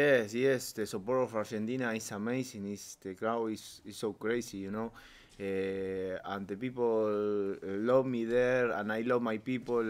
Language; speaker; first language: English; non-native, learner; Spanish